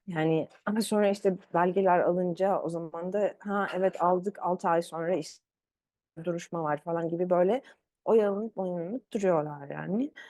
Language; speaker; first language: Turkish; early bilingual, other home language; Arabic